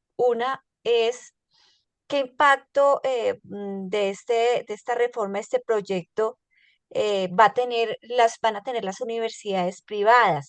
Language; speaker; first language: Spanish; native; Spanish